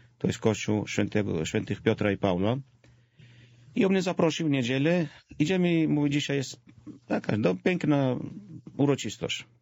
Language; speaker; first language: Polish; non-native, fluent; Georgian